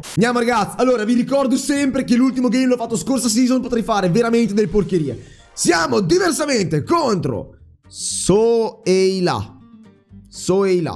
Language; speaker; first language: Italian; native; Italian